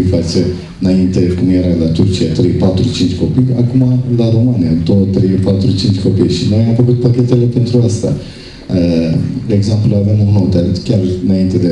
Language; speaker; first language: Romanian; non-native, learner; Turkish